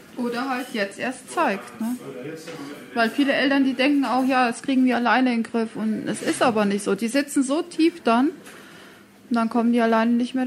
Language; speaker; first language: German; native; German